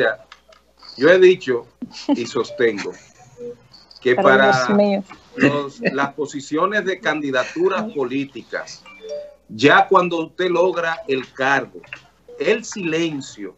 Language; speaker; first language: Spanish; native; Spanish